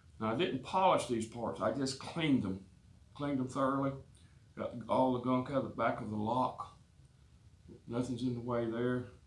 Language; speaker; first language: English; native; English